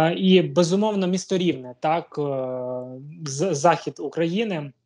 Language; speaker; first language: Ukrainian; native; Ukrainian